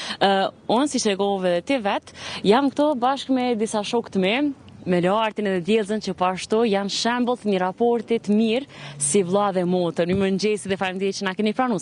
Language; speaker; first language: Albanian; native; Albanian